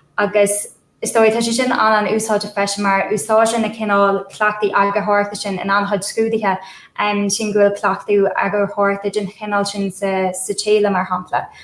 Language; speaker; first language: Irish; non-native, local second language; English